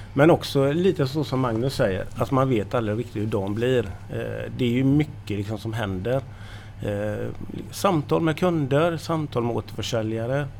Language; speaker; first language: Swedish; native; Swedish